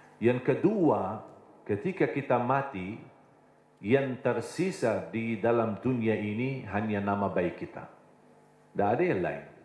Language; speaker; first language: Indonesian; non-native, fluent; Arabic